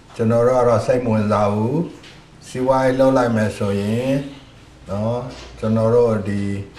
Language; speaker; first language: Burmese; non-native, local second language; Karen languages